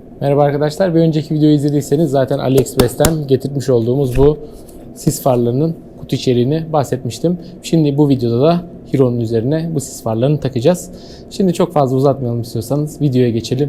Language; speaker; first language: Turkish; native; Turkish